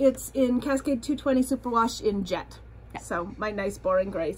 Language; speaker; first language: English; native; English